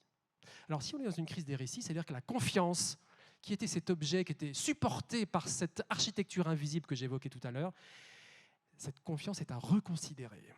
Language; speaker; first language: French; native; French